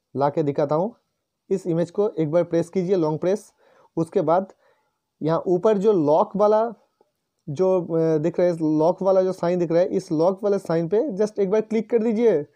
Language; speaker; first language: Hindi; non-native, local second language; Bangla